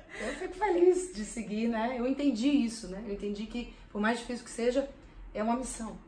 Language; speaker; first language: Portuguese; early bilingual, heritage; Portuguese